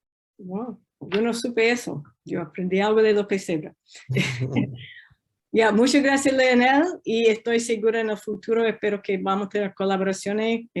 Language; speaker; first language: Spanish; non-native, fluent; English